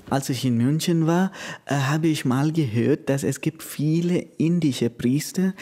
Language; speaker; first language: German; non-native, learner; Konkani